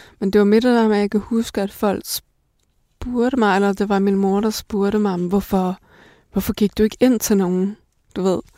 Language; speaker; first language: Danish; native; Danish